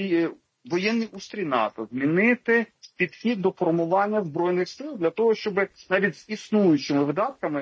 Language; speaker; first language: Ukrainian; native; Ukrainian